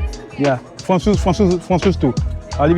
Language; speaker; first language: English; non-native, learner; French